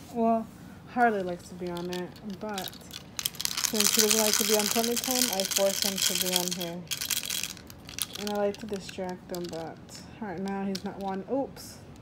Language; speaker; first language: English; early bilingual, other home language; Spanish